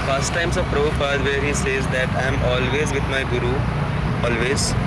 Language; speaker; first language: English; non-native, local second language; Hindi